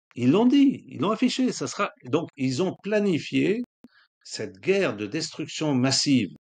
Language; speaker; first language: French; non-native, local second language; Arabic